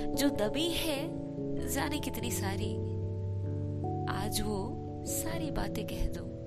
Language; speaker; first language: Hindi; native; Hindi